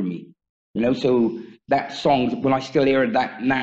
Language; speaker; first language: English; native; English